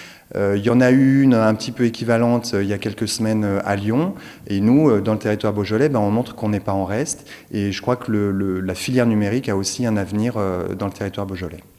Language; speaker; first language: French; native; French